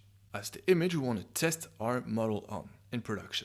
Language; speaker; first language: English; non-native, fluent; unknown